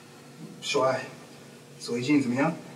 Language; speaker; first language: Chinese; non-native, learner; English